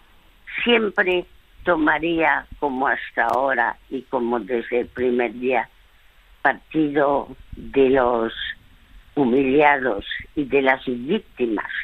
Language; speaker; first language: Spanish; early bilingual, other home language; French